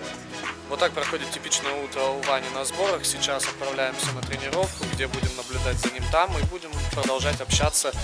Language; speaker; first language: Russian; native; Russian